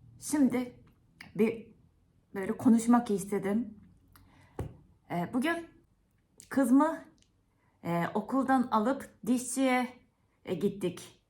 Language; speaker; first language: Turkish; non-native, fluent; Japanese